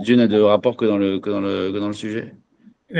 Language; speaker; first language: French; native; French